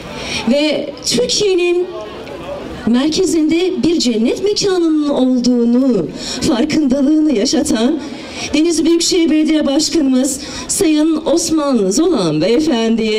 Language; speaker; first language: Turkish; native; Turkish